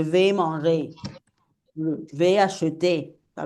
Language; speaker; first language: French; non-native, fluent; Spanish